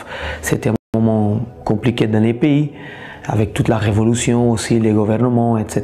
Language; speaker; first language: French; non-native, fluent; Portuguese